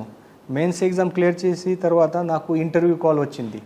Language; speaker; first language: Telugu; non-native, local second language; Marathi